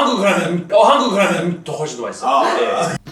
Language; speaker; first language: Korean; non-native, fluent; Greek